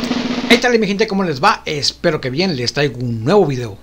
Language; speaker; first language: Spanish; native; Spanish